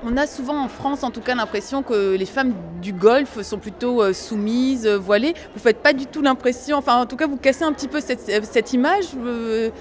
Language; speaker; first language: French; native; French